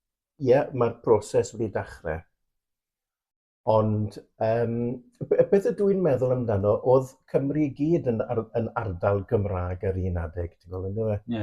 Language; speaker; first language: Welsh; native; Welsh